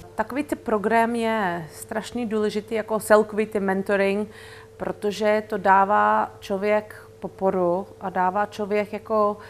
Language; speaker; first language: Czech; non-native, fluent; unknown